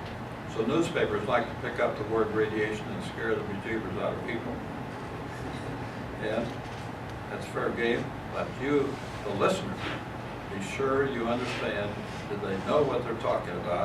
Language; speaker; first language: English; native; English